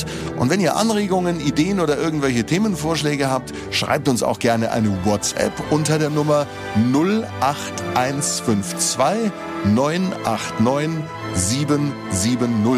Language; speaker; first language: German; native; German